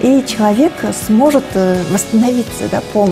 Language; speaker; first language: Russian; native; Russian